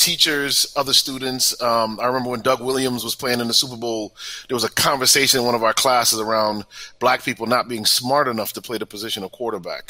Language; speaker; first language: English; native; English